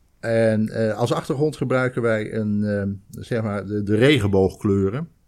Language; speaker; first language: Dutch; native; Dutch